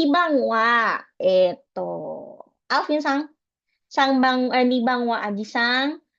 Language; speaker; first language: Japanese; non-native, fluent; Indonesian